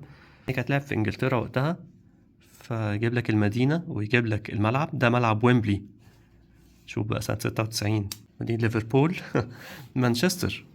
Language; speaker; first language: Arabic; native; Arabic